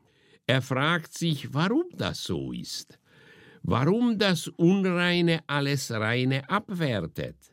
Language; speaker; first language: German; native; German